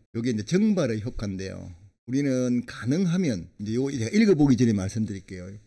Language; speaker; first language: Korean; native; Korean